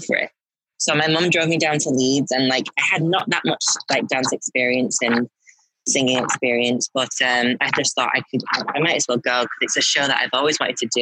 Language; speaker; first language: English; native; English